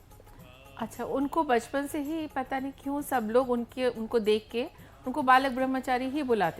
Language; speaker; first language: Hindi; native; Hindi